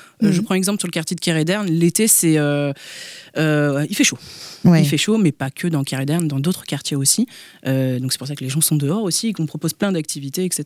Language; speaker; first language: French; native; French